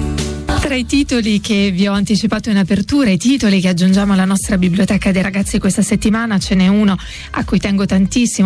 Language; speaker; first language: Italian; native; Italian